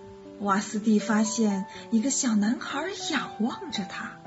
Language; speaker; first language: Chinese; native; Chinese